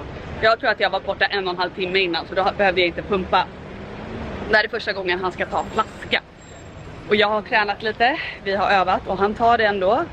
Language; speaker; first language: Swedish; native; Swedish